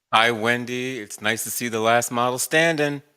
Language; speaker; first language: English; native; English